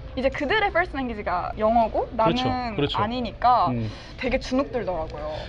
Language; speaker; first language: Korean; native; Korean